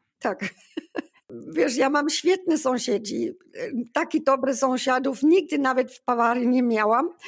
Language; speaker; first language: Polish; non-native, learner; German